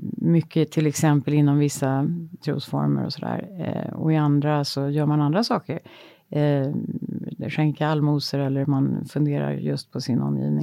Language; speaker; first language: Swedish; native; Swedish